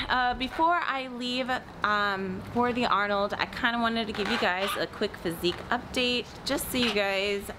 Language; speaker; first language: English; native; English